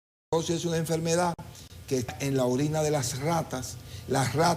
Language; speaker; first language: Spanish; native; Spanish